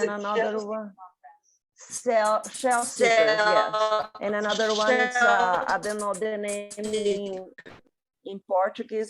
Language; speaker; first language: English; non-native, learner; Portuguese